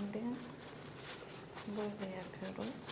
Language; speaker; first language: Turkish; non-native, learner; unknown